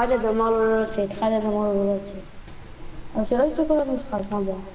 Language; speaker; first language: Hebrew; native; Hebrew